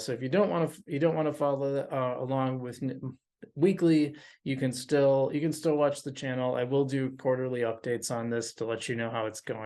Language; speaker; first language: English; native; English